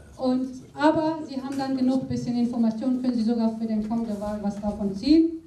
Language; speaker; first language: German; non-native, fluent; Aramaic